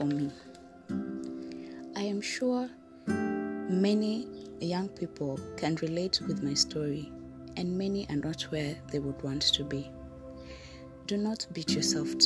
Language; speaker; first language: English; non-native, local second language; Luo (Kenya and Tanzania)